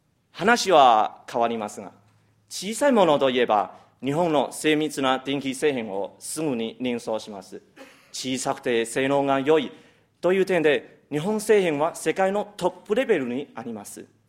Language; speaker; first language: Japanese; non-native, fluent; Chinese